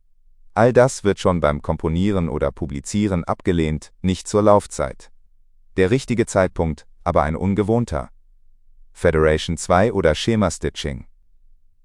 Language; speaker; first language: German; native; German